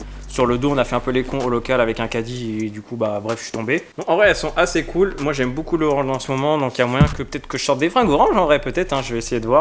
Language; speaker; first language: French; native; French